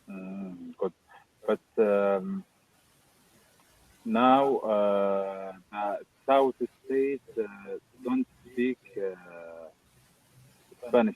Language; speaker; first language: English; non-native, learner; Arabic